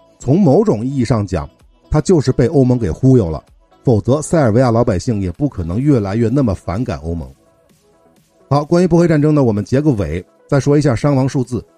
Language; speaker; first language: Chinese; native; Chinese